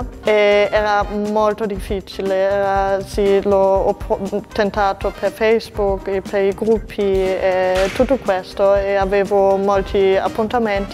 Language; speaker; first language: Italian; non-native, learner; German